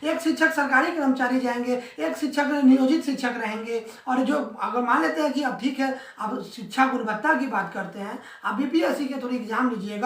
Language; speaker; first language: Hindi; native; Hindi